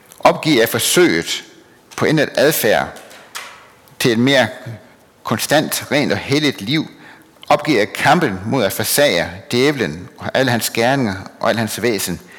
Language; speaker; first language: Danish; native; Danish